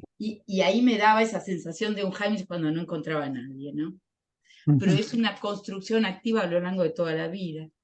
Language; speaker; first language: Spanish; native; Spanish